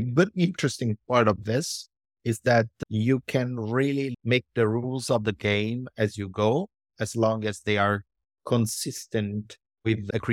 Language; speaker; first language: English; non-native, fluent; Italian